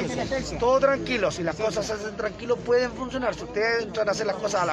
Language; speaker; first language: Spanish; native; Spanish